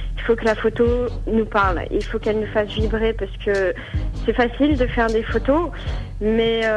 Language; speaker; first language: French; native; French